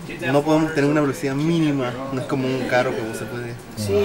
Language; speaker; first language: Spanish; native; Spanish